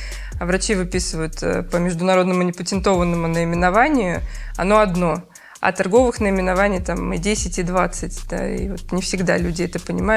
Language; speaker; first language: Russian; native; Russian